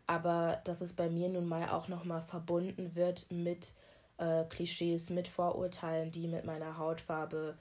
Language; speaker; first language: German; early bilingual, other home language; Akan